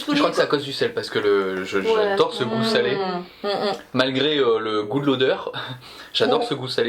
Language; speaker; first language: French; native; French